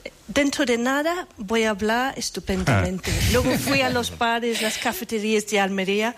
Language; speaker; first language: Spanish; non-native, fluent; English